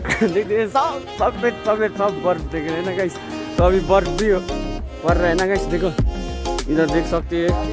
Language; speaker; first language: Hindi; non-native, local second language; Nepali